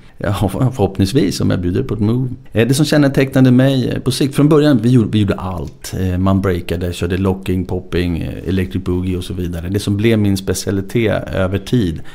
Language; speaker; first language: Swedish; native; Swedish